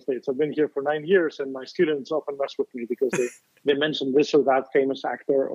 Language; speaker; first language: English; non-native, fluent; Greek